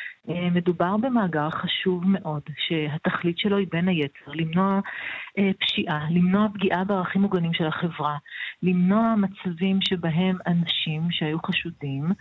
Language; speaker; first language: Hebrew; native; Hebrew